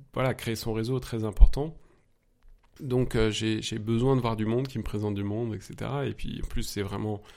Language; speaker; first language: French; native; French